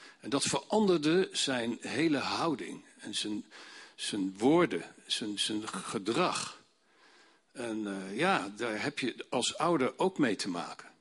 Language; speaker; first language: Dutch; native; Dutch